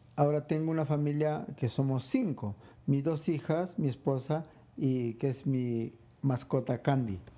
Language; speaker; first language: Spanish; non-native, local second language; Quechua